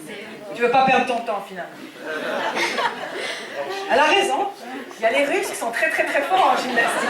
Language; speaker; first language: French; native; French